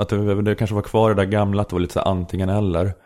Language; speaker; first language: Swedish; native; Swedish